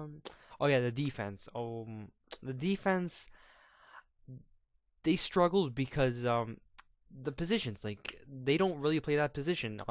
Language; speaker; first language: English; native; English